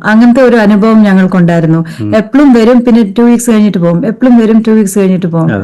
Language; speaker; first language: Malayalam; early bilingual, heritage; Malayalam